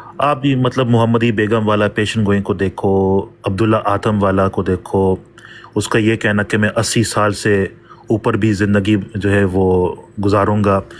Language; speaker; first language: Urdu; early bilingual, heritage; Urdu